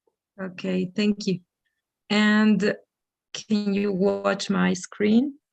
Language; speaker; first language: English; non-native, fluent; Spanish